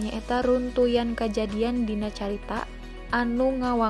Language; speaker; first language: Sundanese; native; Sundanese